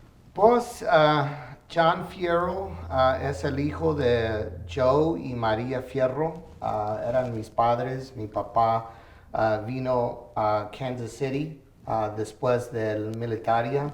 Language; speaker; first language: Spanish; early bilingual, heritage; English